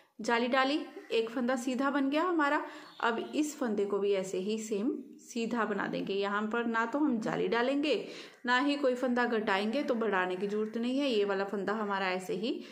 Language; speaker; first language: Hindi; native; Hindi